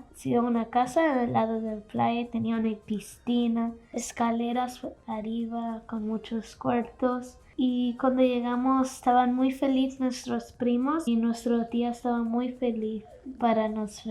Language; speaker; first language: Spanish; early bilingual, heritage; Spanish